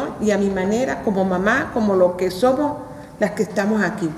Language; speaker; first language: Spanish; native; Spanish